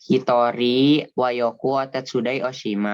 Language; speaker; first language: Japanese; non-native, learner; Indonesian